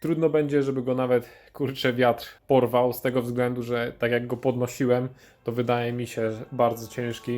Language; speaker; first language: Polish; native; Polish